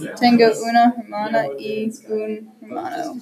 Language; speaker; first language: Spanish; non-native, learner; English